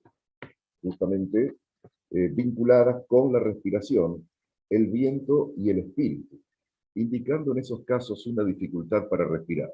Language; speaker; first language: Spanish; native; Spanish